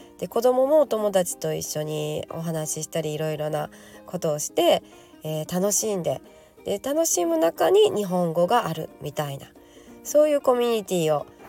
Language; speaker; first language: Japanese; native; Japanese